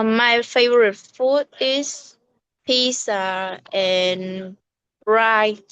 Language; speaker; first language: English; non-native, learner; Vietnamese